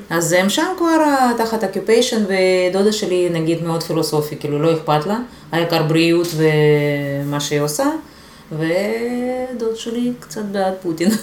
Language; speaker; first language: Hebrew; non-native, fluent; Russian